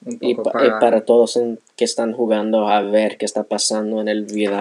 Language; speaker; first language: Spanish; non-native, learner; English